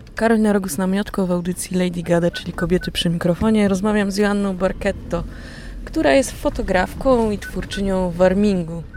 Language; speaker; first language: Polish; native; Polish